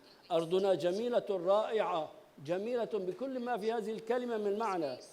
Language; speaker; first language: Arabic; native; Arabic